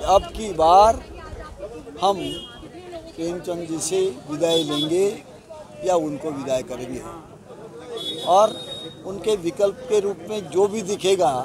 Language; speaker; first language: Hindi; native; Hindi